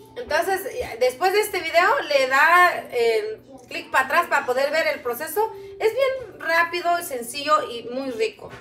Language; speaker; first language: Spanish; non-native, local second language; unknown